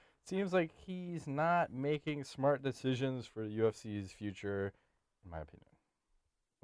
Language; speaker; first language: English; native; English